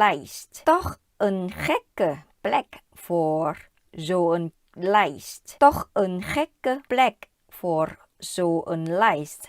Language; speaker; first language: Dutch; non-native, learner; Thai